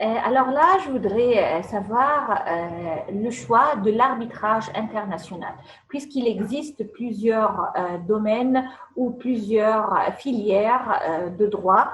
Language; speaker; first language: French; non-native, fluent; Arabic